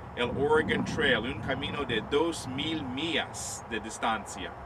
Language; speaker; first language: Spanish; non-native, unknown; English